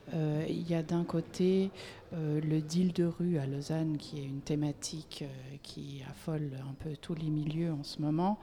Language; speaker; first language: French; native; French